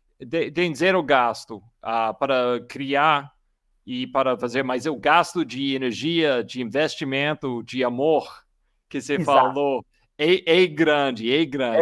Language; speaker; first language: Portuguese; non-native, learner; English